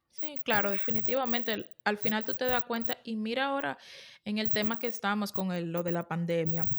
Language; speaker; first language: Spanish; native; Spanish